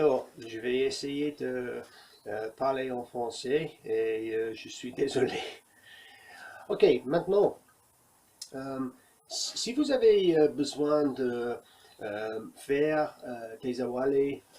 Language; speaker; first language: French; non-native, learner; English